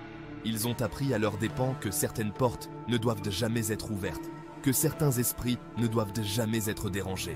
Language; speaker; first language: French; native; French